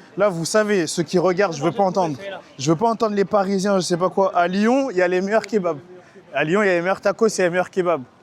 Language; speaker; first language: French; early bilingual, other home language; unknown